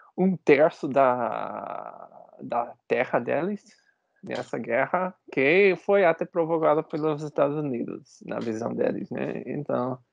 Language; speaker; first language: Portuguese; non-native, fluent; English